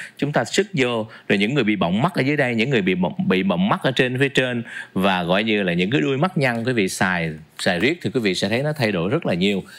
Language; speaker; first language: Vietnamese; native; Vietnamese